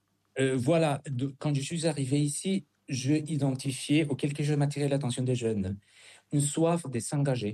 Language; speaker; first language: French; non-native, fluent; Spanish